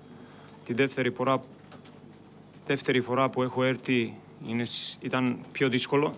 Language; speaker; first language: Greek; non-native, fluent; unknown